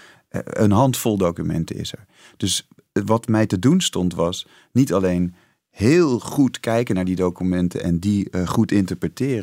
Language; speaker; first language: Dutch; native; Dutch